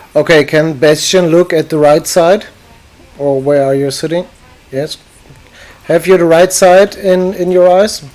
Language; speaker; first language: English; non-native, learner; German